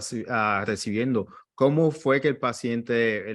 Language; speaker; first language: Spanish; native; Spanish